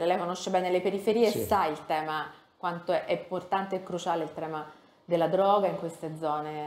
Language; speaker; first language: Italian; native; Italian